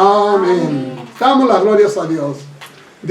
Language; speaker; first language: Spanish; native; Spanish